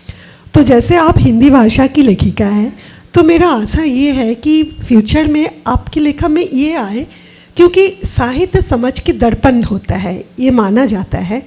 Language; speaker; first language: Hindi; non-native, local second language; Bangla